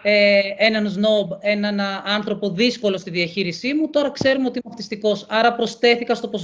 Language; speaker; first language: Greek; native; Greek